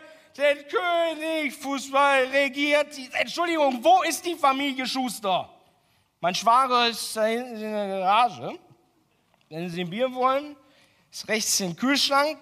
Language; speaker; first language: German; native; German